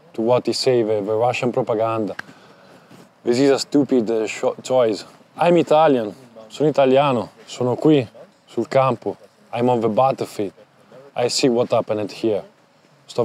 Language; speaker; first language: English; non-native, learner; Italian